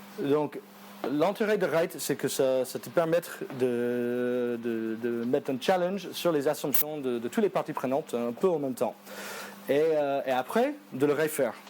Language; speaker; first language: French; non-native, fluent; English